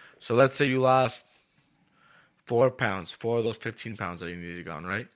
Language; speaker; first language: English; early bilingual, other home language; Spanish